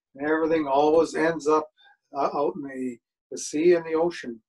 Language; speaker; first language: English; native; English